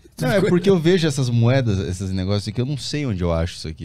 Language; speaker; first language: Portuguese; native; Portuguese